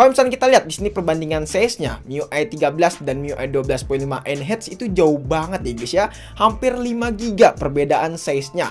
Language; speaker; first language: Indonesian; native; Indonesian